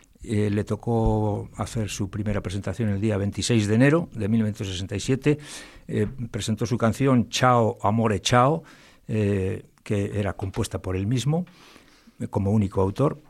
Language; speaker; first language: Spanish; native; Spanish